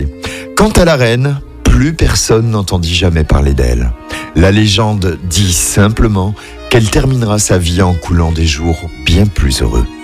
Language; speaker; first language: French; native; French